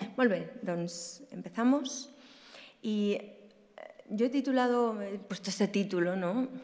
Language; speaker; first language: Spanish; native; Spanish